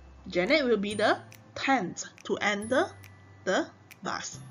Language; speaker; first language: English; non-native, local second language; Chinese